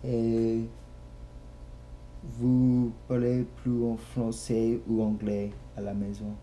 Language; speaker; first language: French; non-native, learner; English